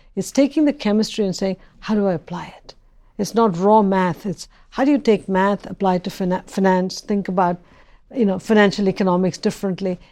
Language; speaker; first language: English; non-native, local second language; Tamil